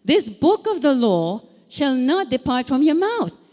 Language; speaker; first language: English; non-native, local second language; Filipino